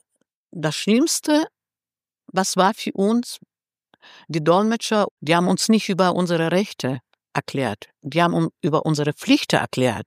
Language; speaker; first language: German; non-native, fluent; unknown